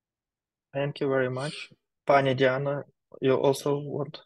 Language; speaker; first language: English; non-native, learner; Ukrainian